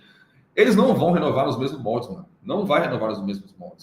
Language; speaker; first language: Portuguese; native; Portuguese